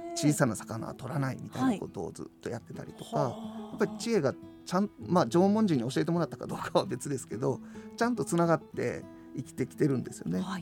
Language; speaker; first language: Japanese; native; Japanese